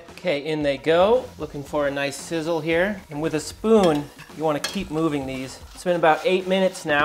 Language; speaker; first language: English; native; English